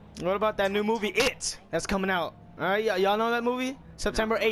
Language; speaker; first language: English; native; English